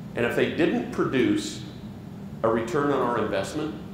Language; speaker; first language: English; native; English